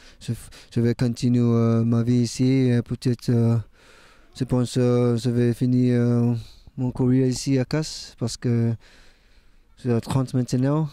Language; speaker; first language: French; non-native, learner; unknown